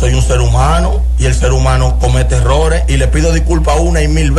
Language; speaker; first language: Spanish; native; Spanish